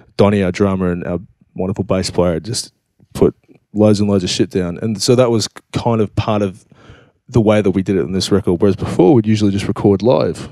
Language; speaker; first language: English; native; English